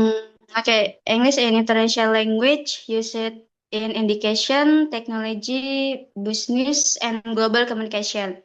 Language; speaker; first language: English; non-native, fluent; Indonesian